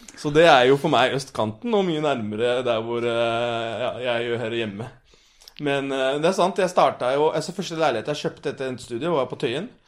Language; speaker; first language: Norwegian; early bilingual, other home language; Urdu